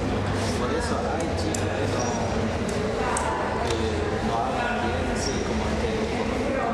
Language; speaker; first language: Spanish; non-native, local second language; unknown